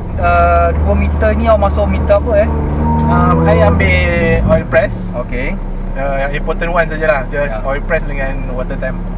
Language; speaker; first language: Malay; native; Malay